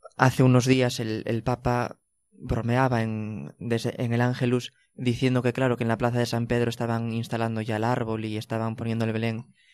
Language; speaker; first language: Spanish; native; Spanish